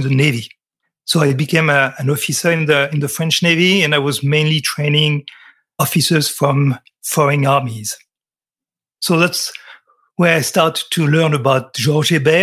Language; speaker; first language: English; non-native, fluent; French